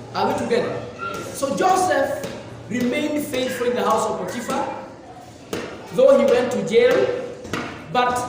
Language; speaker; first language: English; non-native, local second language; Swahili